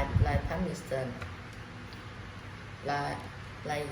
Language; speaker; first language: English; non-native, learner; Vietnamese